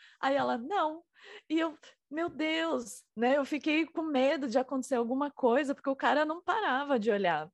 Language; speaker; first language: Portuguese; native; Portuguese